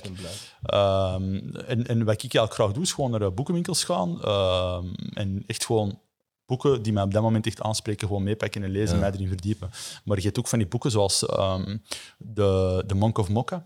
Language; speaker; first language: Dutch; native; Dutch